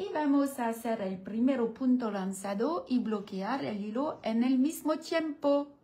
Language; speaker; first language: Spanish; non-native, learner; French